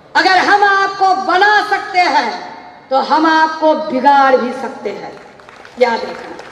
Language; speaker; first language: Hindi; non-native, local second language; Marathi